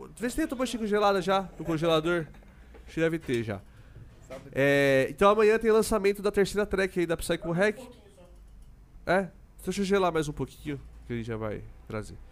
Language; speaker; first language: Portuguese; native; Portuguese